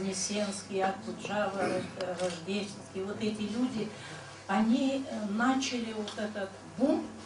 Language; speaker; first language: Russian; non-native, local second language; Karachay-Balkar